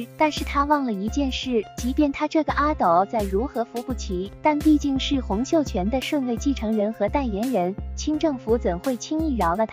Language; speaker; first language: Chinese; native; Chinese